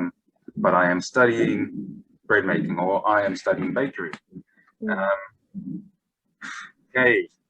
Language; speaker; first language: English; non-native, fluent; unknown